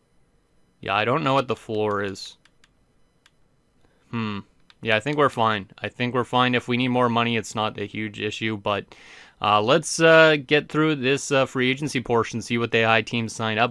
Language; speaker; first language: English; native; English